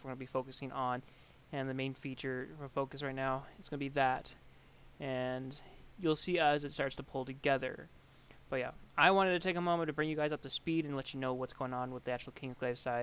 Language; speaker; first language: English; native; English